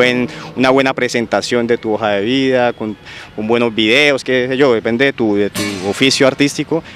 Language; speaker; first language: Spanish; native; Spanish